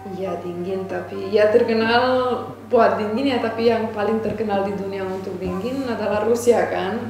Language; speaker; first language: Indonesian; non-native, fluent; Romanian